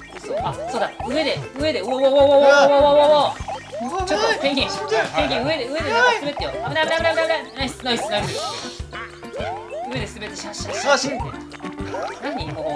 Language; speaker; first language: Japanese; native; Japanese